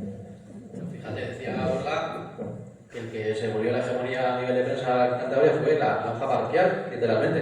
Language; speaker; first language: Spanish; native; Spanish